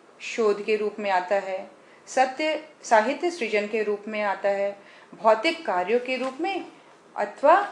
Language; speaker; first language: Hindi; native; Hindi